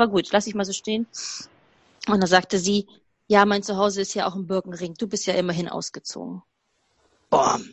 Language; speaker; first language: German; native; German